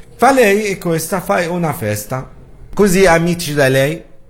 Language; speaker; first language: Italian; non-native, learner; Arabic